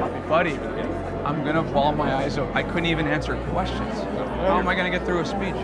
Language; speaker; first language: English; native; English